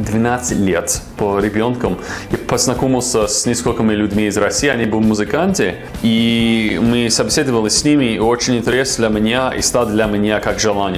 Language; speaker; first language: Russian; non-native, fluent; English